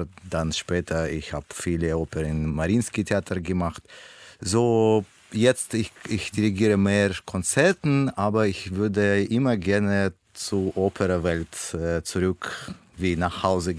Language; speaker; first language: German; non-native, learner; Russian